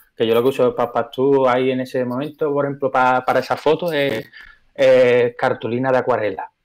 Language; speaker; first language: Spanish; native; Spanish